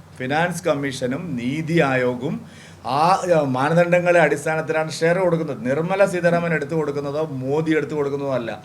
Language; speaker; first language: Malayalam; native; Malayalam